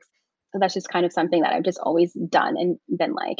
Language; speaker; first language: English; native; English